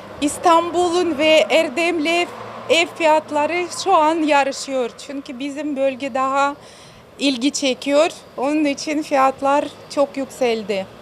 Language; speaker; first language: Turkish; non-native, fluent; Russian